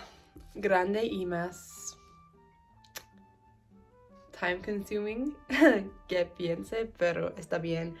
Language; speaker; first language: Spanish; non-native, learner; English